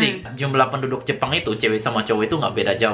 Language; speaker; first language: Indonesian; native; Indonesian